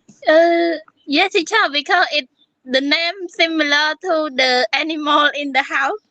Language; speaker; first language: English; non-native, learner; Khmer